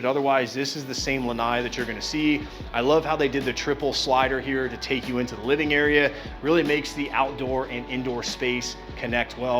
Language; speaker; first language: English; native; English